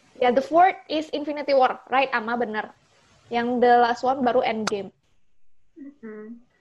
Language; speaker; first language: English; non-native, learner; Indonesian